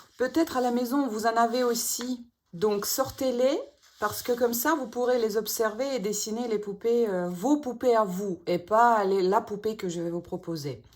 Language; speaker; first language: French; non-native, fluent; Russian